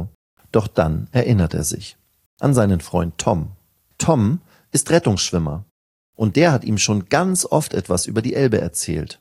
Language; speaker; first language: German; native; German